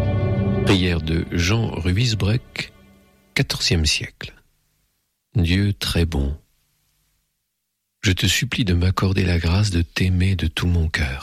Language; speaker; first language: French; native; French